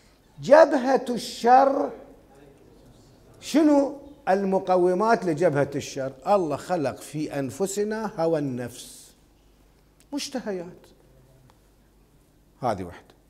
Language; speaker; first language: Arabic; native; Arabic